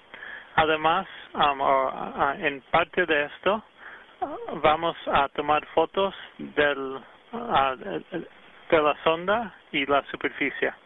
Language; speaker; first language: Spanish; early bilingual, heritage; English